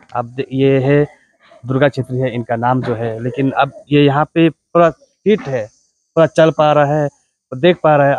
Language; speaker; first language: Hindi; non-native, local second language; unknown